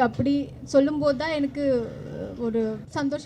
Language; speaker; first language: Tamil; non-native, fluent; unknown